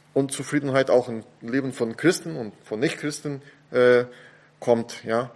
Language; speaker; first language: German; non-native, fluent; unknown